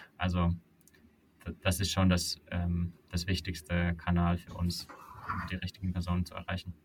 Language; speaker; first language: German; non-native, fluent; Finnish